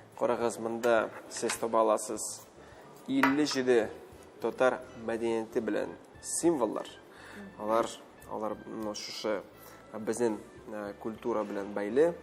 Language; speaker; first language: Tatar; native; Tatar